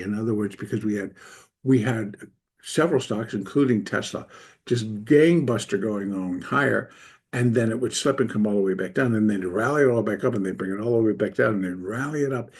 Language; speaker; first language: English; native; English